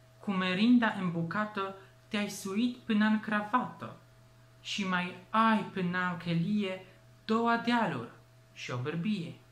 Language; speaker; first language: Romanian; non-native, fluent; Polish